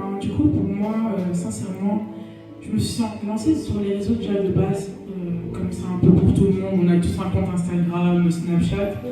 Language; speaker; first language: French; native; French